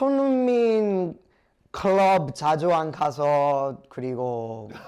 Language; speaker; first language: Korean; non-native, learner; English